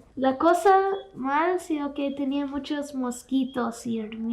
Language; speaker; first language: Spanish; early bilingual, heritage; Spanish